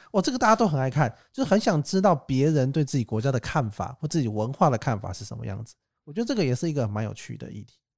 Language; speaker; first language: Chinese; native; Chinese